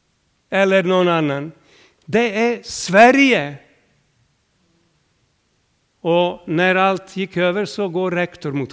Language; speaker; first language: Swedish; non-native, fluent; Serbian